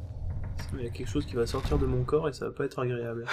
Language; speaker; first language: French; native; French